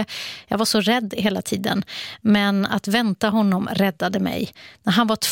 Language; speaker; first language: Swedish; native; Swedish